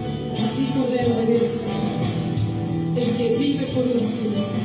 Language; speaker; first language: Spanish; native; Spanish